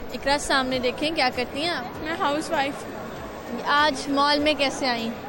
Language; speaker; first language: Urdu; native; Urdu